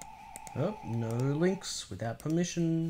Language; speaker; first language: English; native; English